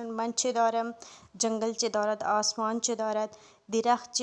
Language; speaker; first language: Persian; non-native, fluent; Urdu